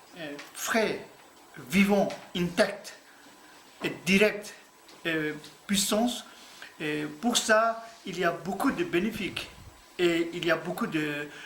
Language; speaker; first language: French; non-native, learner; Tibetan